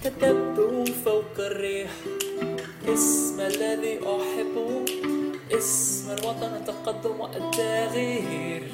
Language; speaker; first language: Arabic; non-native, fluent; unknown